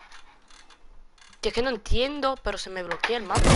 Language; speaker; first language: Spanish; early bilingual, other home language; English